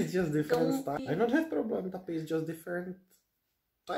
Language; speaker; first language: English; non-native, learner; Czech